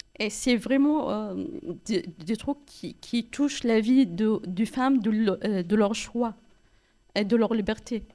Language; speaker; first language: French; non-native, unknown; Arabic